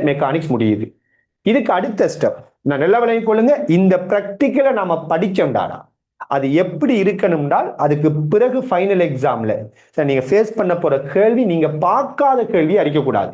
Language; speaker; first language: Tamil; native; Tamil